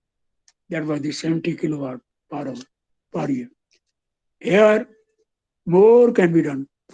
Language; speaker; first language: English; non-native, local second language; Hindi